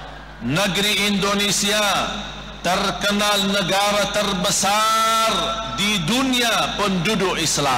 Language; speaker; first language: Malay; non-native, fluent; Arabic